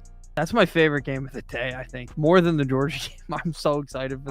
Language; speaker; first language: English; native; English